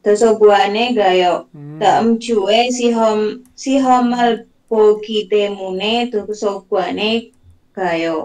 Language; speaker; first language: Korean; non-native, learner; Indonesian